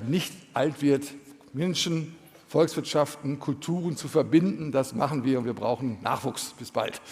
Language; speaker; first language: German; native; German